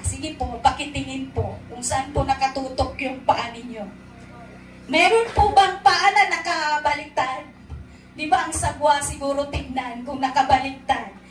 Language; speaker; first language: Filipino; non-native, local second language; Cebuano